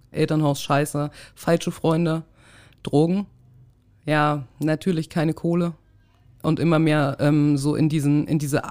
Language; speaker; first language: German; native; German